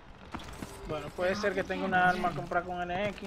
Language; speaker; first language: Spanish; native; Spanish